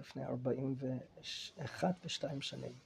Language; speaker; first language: Hebrew; non-native, fluent; English